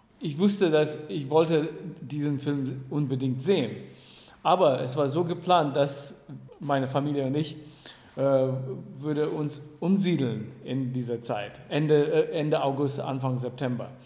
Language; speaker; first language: German; non-native, fluent; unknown